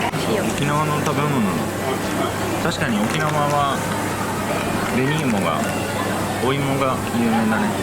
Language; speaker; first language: Japanese; native; Japanese